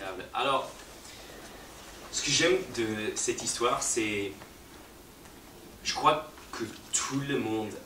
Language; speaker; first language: French; non-native, fluent; English